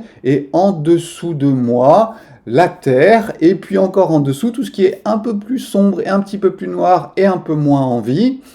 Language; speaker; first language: French; native; French